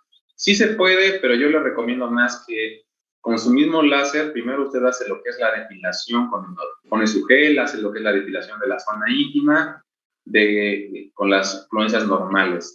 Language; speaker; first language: Spanish; native; Spanish